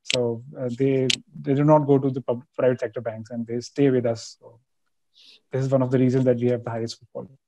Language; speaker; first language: English; non-native, local second language; Hindi